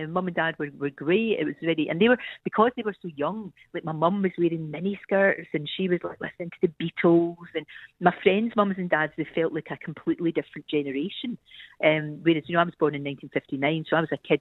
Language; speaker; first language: English; native; English